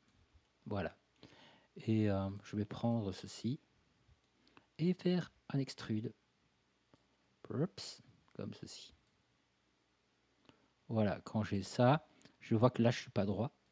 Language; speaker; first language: French; native; French